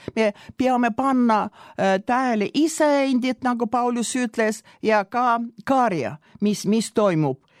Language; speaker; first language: Estonian; non-native, local second language; Russian